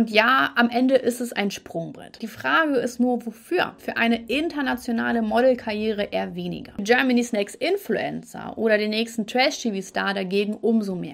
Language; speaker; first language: German; native; German